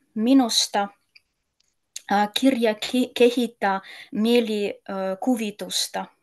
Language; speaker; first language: Finnish; non-native, learner; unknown